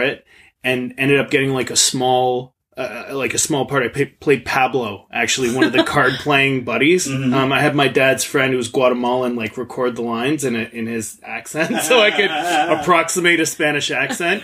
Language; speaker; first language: English; native; English